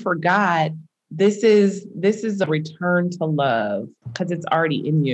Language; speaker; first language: English; native; English